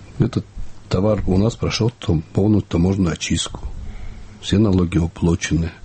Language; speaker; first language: Russian; non-native, local second language; Kyrgyz